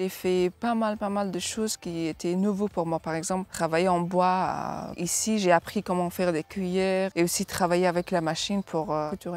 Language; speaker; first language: French; non-native, fluent; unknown